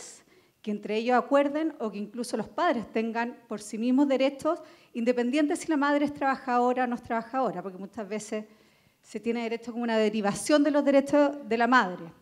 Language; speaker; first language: Spanish; native; Spanish